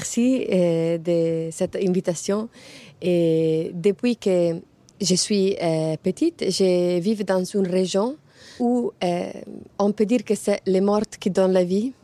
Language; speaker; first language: French; non-native, fluent; Italian